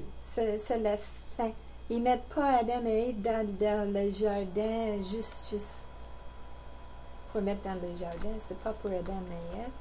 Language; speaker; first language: French; non-native, learner; English